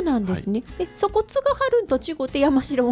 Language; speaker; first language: Japanese; native; Japanese